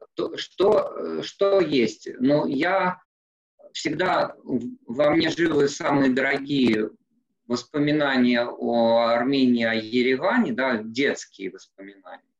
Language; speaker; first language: Russian; native; Russian